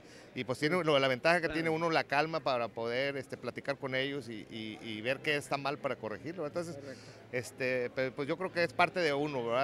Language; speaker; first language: Spanish; native; Spanish